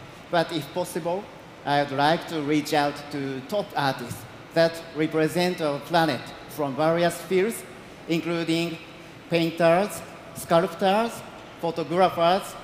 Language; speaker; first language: English; non-native, learner; Japanese